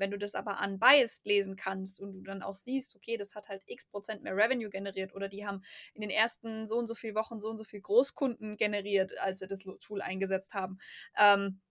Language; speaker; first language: German; native; German